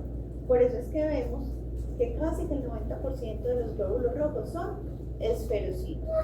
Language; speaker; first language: Spanish; native; Spanish